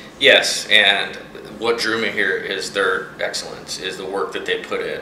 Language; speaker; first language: English; native; English